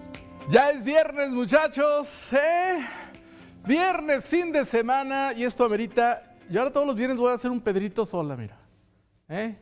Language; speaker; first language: Spanish; native; Spanish